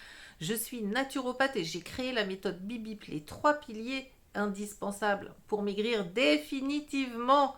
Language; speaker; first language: French; native; French